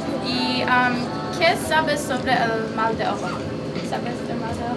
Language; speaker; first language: Spanish; non-native, learner; English